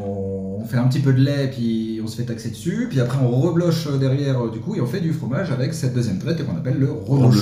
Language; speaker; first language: French; native; French